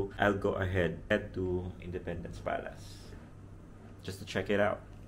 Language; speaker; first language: English; non-native, local second language; Filipino